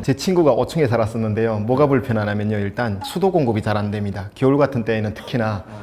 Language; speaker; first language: Korean; native; Korean